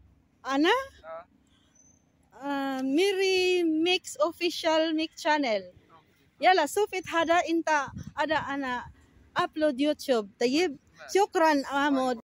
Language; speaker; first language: Arabic; non-native, learner; Filipino